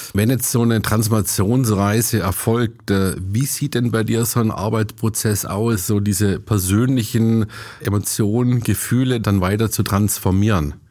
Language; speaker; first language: German; native; German